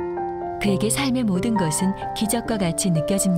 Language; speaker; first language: Korean; native; Korean